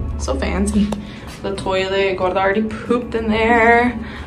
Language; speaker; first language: English; early bilingual, other home language; Spanish